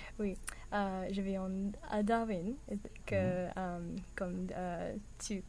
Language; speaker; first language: French; non-native, learner; English